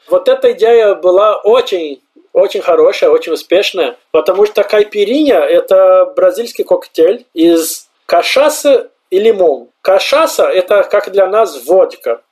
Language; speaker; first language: Russian; non-native, fluent; Portuguese